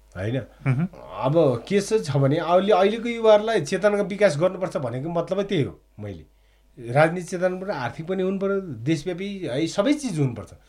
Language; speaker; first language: Nepali; native; Nepali